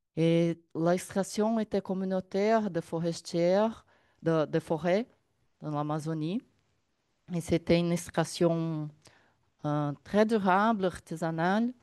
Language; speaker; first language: French; non-native, learner; Portuguese